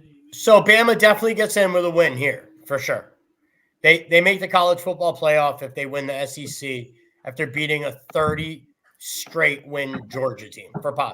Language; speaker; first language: English; native; English